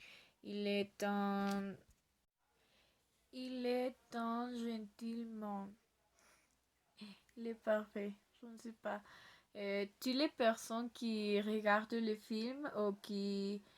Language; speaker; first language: French; non-native, learner; Spanish